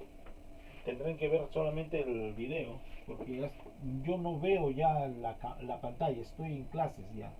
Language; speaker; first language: Spanish; native; Spanish